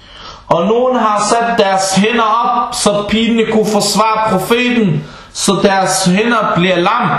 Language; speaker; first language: Danish; early bilingual, other home language; Arabic